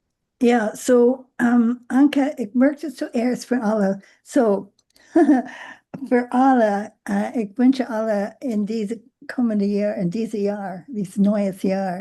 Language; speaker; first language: German; non-native, learner; English